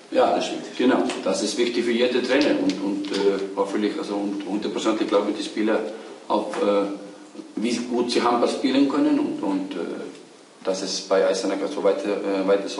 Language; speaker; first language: German; non-native, fluent; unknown